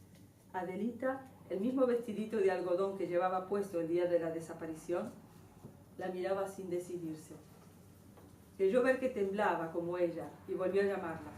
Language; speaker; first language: Spanish; native; Spanish